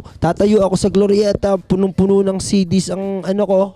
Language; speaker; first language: Filipino; early bilingual, other home language; English